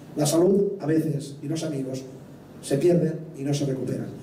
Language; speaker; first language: Spanish; non-native, local second language; Catalan